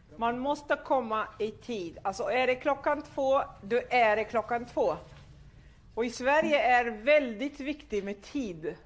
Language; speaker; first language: Swedish; non-native, fluent; Arabic